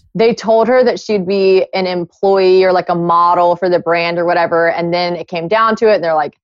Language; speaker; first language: English; native; English